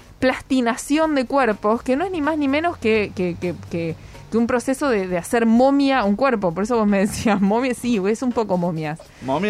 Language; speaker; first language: Spanish; native; Spanish